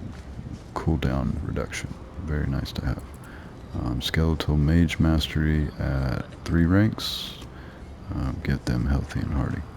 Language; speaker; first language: English; native; English